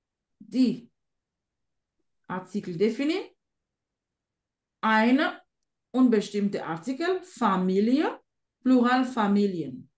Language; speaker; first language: German; non-native, fluent; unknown